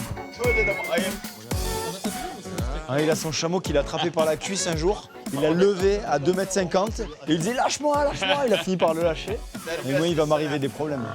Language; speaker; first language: French; native; French